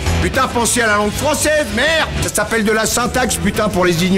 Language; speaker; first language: French; native; French